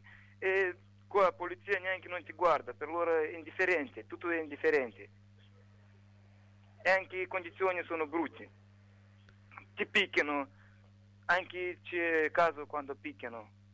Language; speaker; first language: Italian; non-native, learner; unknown